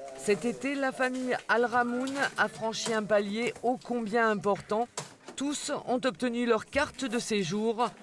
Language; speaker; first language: French; native; French